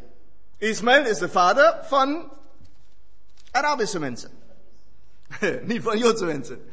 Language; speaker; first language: Dutch; non-native, fluent; German